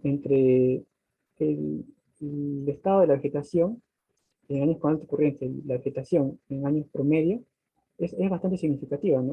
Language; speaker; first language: Spanish; native; Spanish